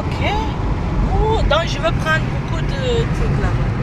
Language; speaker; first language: French; non-native, fluent; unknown